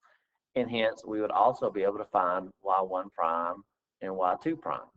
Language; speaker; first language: English; native; English